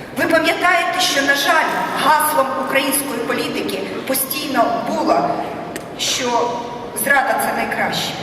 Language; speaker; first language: Ukrainian; non-native, local second language; Russian